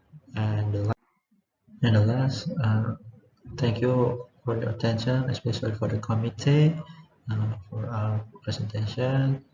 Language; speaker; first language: English; non-native, learner; Indonesian